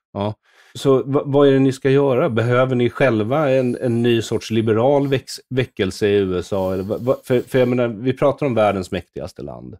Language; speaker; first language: Swedish; native; Swedish